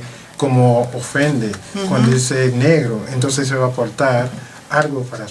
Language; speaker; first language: Spanish; non-native, learner; French